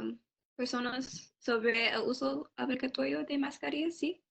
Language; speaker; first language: Spanish; non-native, learner; English